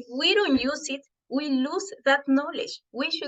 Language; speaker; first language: English; non-native, fluent; Spanish